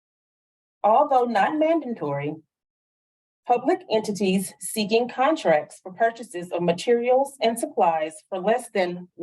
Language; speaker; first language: English; native; English